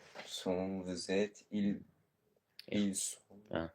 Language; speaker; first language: French; non-native, learner; Azerbaijani